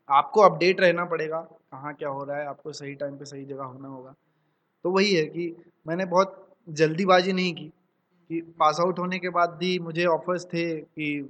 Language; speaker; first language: Hindi; native; Hindi